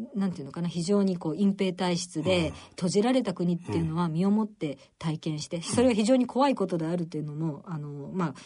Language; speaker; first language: Japanese; native; Japanese